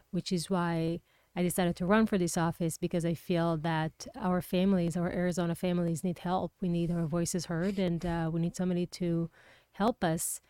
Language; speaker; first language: English; non-native, fluent; Hebrew